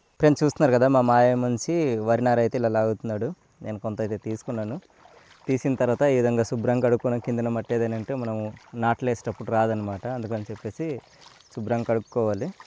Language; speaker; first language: Telugu; non-native, local second language; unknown